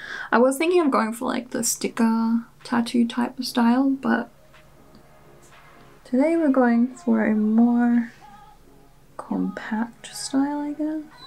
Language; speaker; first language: English; early bilingual, other home language; Spanish